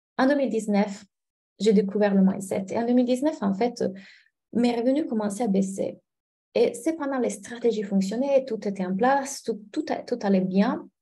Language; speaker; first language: French; non-native, fluent; Italian